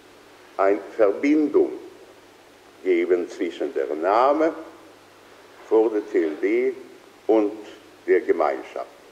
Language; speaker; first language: German; non-native, fluent; Swedish